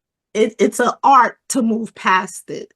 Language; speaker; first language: English; native; English